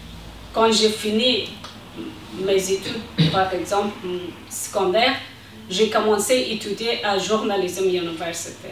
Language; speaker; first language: French; non-native, learner; Persian